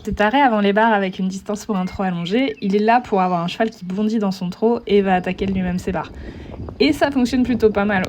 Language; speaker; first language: French; native; French